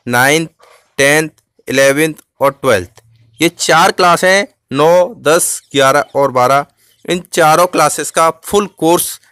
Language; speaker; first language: Hindi; native; Hindi